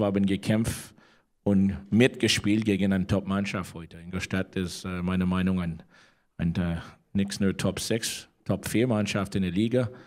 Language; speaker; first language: German; non-native, learner; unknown